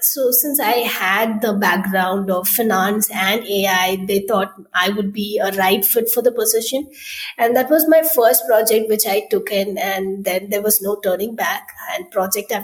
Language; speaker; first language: English; non-native, local second language; Tamil